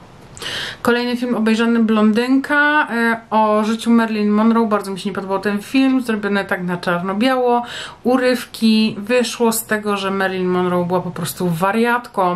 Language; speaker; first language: Polish; native; Polish